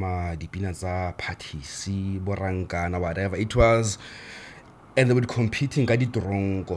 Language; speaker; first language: English; non-native, local second language; Tswana